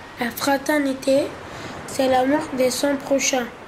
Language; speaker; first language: French; non-native, learner; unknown